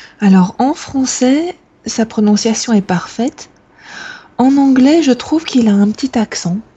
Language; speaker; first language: French; native; French